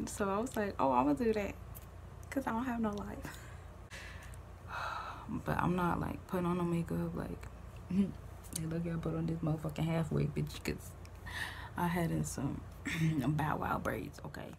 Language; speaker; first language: English; native; English